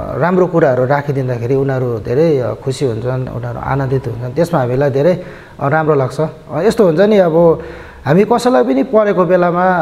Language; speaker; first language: Nepali; native; Nepali